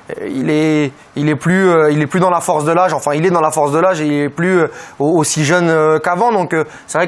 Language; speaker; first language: French; native; French